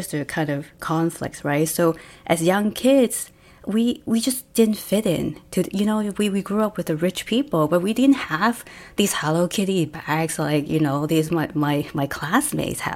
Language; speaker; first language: English; non-native, local second language; Cantonese